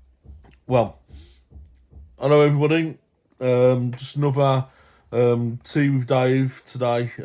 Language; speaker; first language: English; native; English